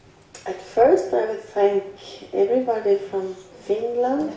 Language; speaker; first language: English; non-native, fluent; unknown